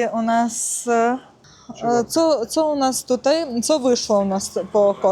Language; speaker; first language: Polish; non-native, learner; Russian